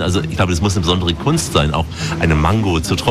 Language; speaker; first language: German; native; German